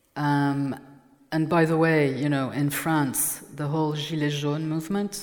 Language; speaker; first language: English; non-native, fluent; French